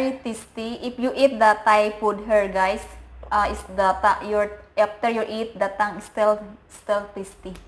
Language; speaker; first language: English; non-native, learner; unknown